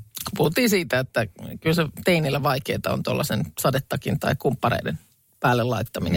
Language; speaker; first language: Finnish; native; Finnish